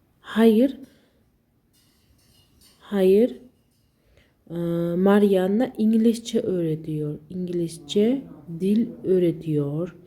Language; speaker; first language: Turkish; non-native, learner; Uzbek